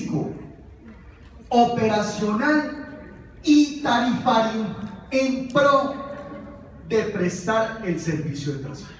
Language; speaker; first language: Spanish; native; Spanish